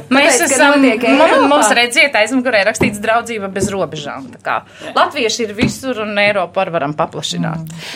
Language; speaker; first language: Latvian; early bilingual, heritage; Latvian